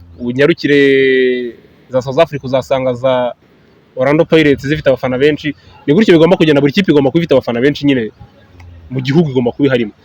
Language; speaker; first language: Kinyarwanda; native; Kinyarwanda